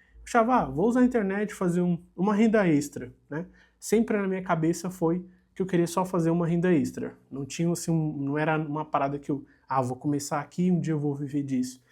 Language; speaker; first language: Portuguese; native; Portuguese